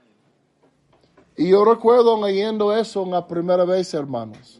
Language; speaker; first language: Spanish; non-native, fluent; English